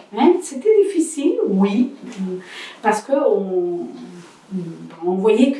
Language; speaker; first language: French; non-native, learner; Spanish